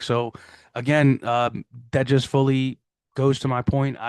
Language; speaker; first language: English; native; English